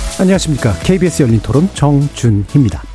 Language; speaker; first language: Korean; native; Korean